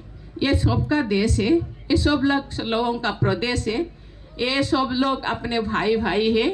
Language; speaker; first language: Hindi; non-native, local second language; Santali